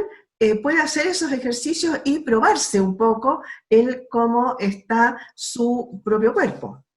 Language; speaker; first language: Spanish; native; Spanish